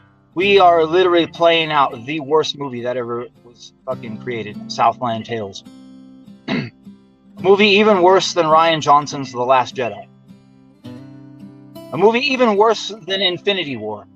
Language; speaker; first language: English; native; English